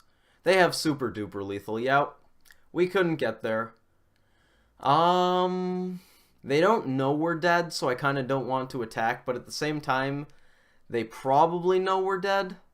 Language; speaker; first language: English; native; English